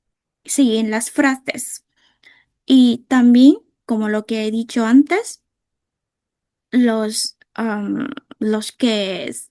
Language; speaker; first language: Spanish; non-native, fluent; Vietnamese